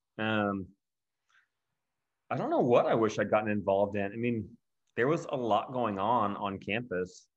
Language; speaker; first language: English; native; English